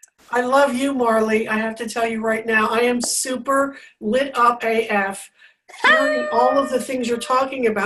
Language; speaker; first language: English; native; English